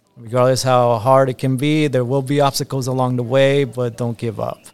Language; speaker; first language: English; early bilingual, other home language; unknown